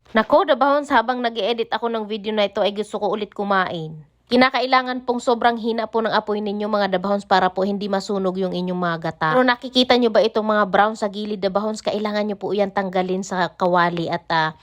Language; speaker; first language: Filipino; non-native, local second language; Bikol